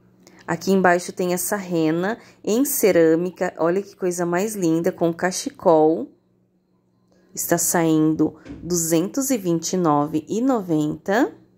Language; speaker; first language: Portuguese; native; Portuguese